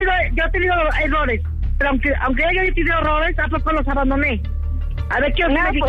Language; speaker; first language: Spanish; native; Spanish